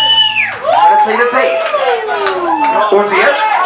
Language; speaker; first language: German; non-native, learner; Swedish